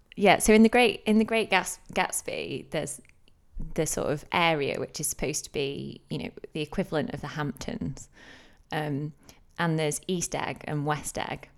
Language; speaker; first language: English; native; English